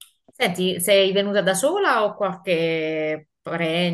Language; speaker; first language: Italian; native; Italian